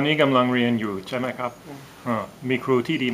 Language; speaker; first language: Thai; non-native, fluent; English